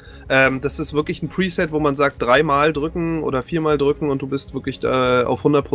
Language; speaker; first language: German; native; German